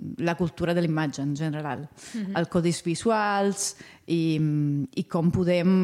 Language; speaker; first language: Catalan; non-native, fluent; Italian